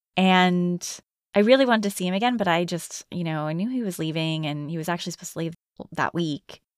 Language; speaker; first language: English; native; English